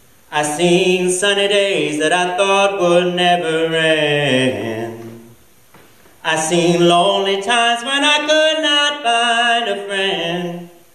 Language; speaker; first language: English; native; English